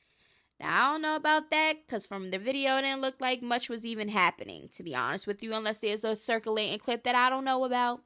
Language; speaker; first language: English; native; English